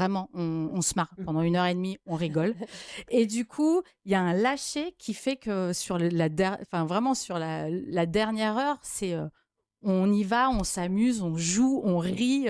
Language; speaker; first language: French; native; French